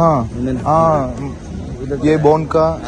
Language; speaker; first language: Hindi; non-native, local second language; Malayalam